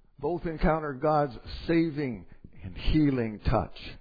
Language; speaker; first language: English; native; English